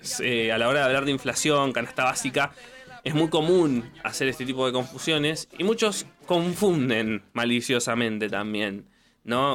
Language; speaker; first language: Spanish; native; Spanish